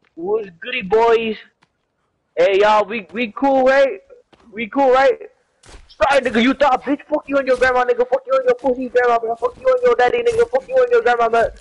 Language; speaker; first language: English; early bilingual, other home language; Spanish